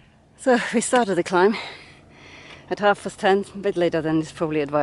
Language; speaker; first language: English; native; English